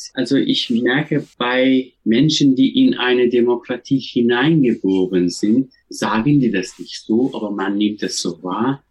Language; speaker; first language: German; non-native, fluent; Turkish